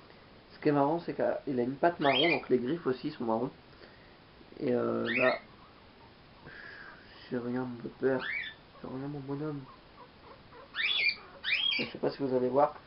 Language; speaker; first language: French; native; French